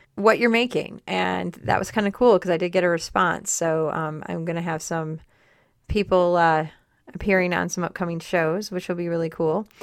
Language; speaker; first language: English; native; English